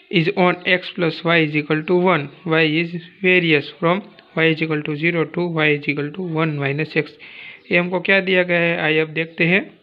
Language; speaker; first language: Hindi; non-native, local second language; Gujarati